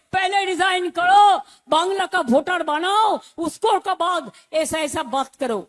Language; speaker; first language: Hindi; non-native, local second language; Bangla